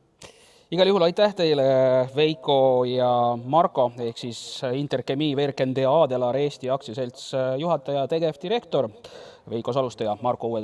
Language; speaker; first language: Estonian; native; Estonian